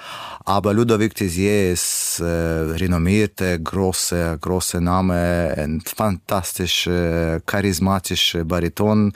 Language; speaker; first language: German; non-native, learner; Russian